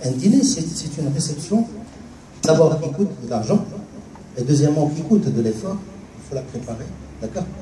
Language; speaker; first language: French; non-native, local second language; Arabic